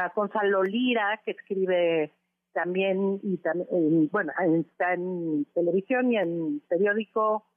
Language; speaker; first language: Spanish; native; Spanish